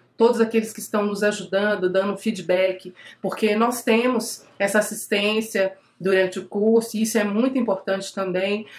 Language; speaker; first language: Portuguese; native; Portuguese